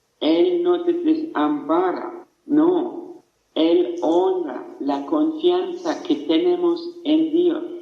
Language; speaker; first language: Spanish; non-native, fluent; German